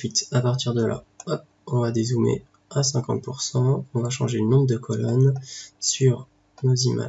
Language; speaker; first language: French; native; French